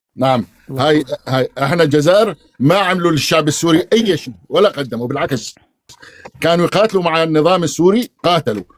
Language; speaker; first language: Arabic; native; Arabic